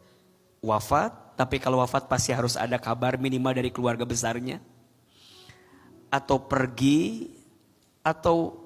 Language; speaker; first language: Indonesian; native; Indonesian